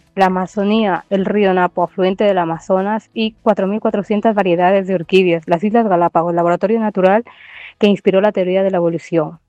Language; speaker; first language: Spanish; native; Spanish